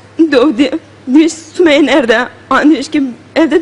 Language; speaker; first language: Turkish; non-native, learner; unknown